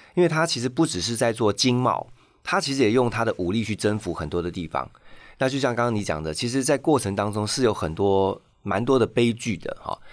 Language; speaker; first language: Chinese; native; Chinese